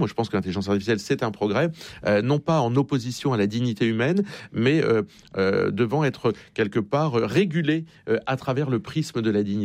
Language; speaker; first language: French; native; French